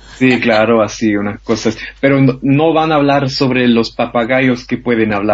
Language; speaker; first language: Spanish; non-native, fluent; German